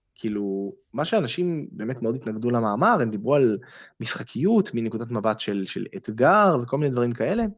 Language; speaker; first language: Hebrew; native; Hebrew